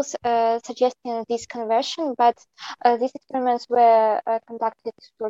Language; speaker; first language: English; non-native, fluent; Belarusian